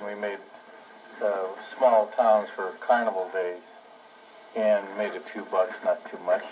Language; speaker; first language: English; native; English